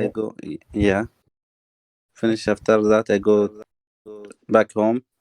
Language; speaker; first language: English; non-native, learner; Arabic